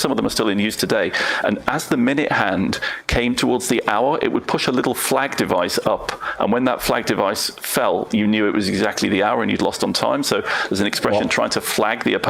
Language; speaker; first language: English; native; English